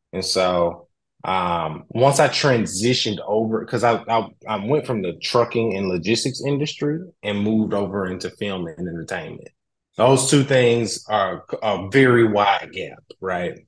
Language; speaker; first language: English; native; English